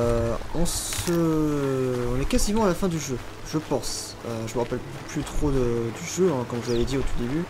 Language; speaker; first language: French; native; French